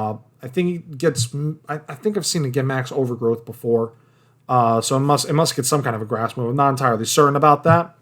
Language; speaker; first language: English; native; English